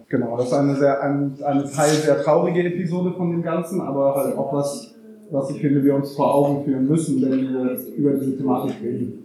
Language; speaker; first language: German; native; German